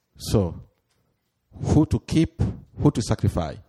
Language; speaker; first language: English; non-native, fluent; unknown